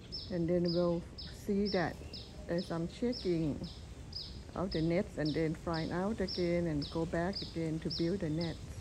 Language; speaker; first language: English; non-native, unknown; Thai